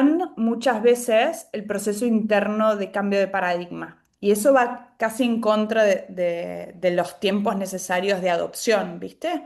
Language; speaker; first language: Spanish; native; Spanish